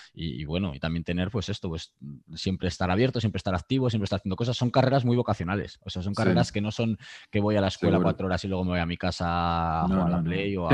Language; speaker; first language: Spanish; native; Spanish